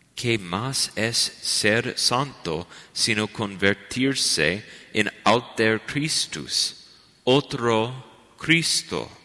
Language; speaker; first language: Spanish; non-native, learner; English